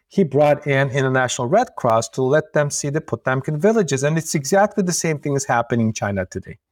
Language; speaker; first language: English; non-native, fluent; Uyghur